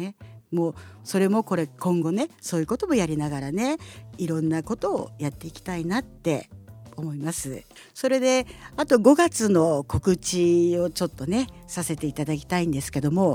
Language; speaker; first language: Japanese; native; Japanese